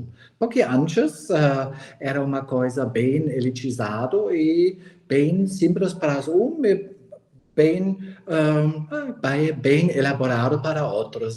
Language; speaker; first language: Portuguese; non-native, fluent; German